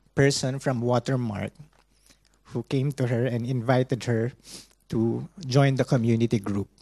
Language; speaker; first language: English; non-native, local second language; Filipino